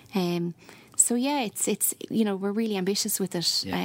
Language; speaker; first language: English; native; English